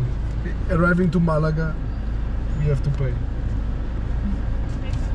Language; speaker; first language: English; non-native, learner; Portuguese